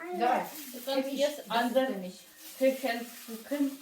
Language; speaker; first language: German; non-native, learner; Ukrainian